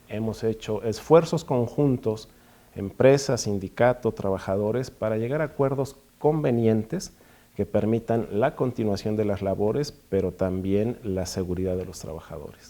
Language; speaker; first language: Spanish; native; Spanish